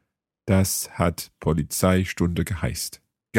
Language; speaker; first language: German; non-native, learner; English